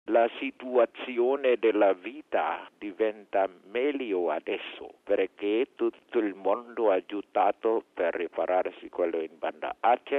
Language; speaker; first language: Italian; non-native, fluent; Indonesian